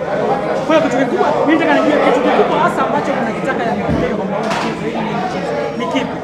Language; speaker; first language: Swahili; native; Swahili